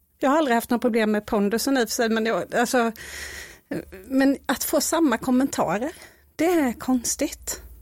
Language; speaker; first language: Swedish; native; Swedish